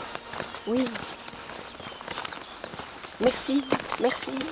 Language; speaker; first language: French; native; French